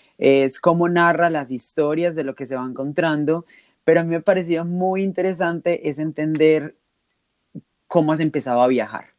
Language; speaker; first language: Spanish; native; Spanish